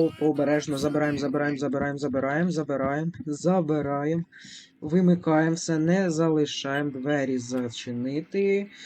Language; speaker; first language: Ukrainian; non-native, local second language; Russian